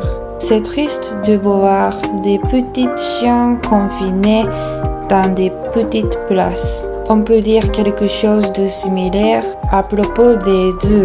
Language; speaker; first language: French; non-native, learner; Japanese